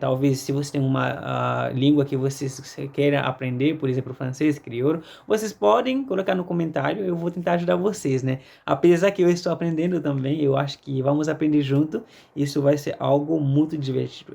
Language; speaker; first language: Portuguese; non-native, fluent; Haitian Creole